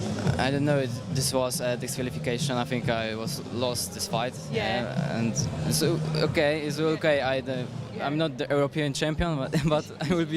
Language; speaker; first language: English; non-native, learner; Polish